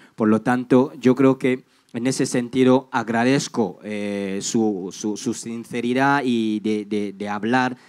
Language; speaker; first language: Spanish; non-native, fluent; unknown